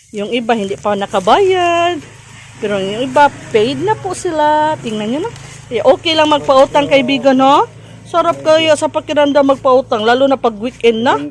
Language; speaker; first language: Filipino; non-native, local second language; Cebuano